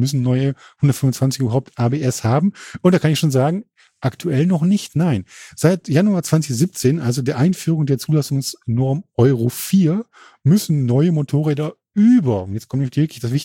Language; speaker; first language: German; native; German